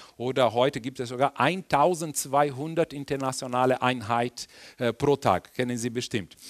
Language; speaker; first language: German; non-native, fluent; Portuguese